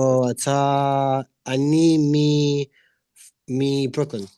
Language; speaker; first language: Hebrew; non-native, learner; English